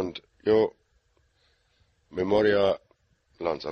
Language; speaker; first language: Spanish; non-native, learner; German